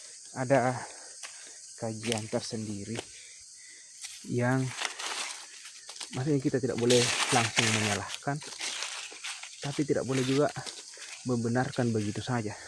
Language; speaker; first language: Indonesian; native; Indonesian